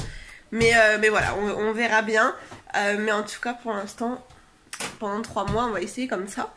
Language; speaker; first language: French; native; French